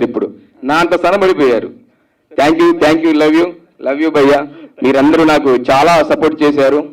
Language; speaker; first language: Telugu; native; Telugu